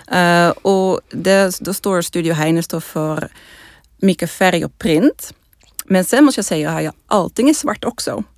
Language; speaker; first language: Swedish; non-native, fluent; Dutch